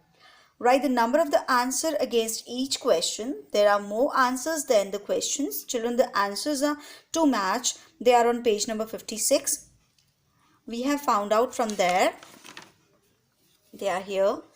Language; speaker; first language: English; non-native, local second language; Hindi